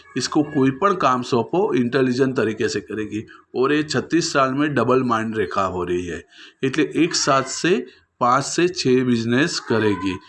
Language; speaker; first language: Hindi; non-native, local second language; Gujarati